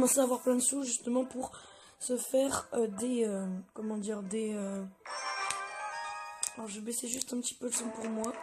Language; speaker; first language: French; native; French